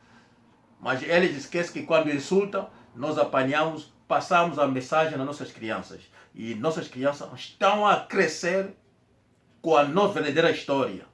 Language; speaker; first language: Portuguese; non-native, local second language; Kongo